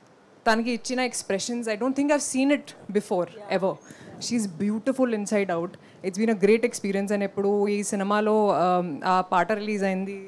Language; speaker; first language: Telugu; non-native, local second language; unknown